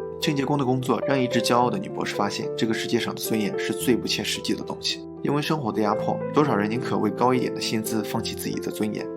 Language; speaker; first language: Chinese; native; Chinese